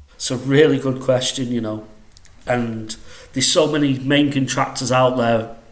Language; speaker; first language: English; native; English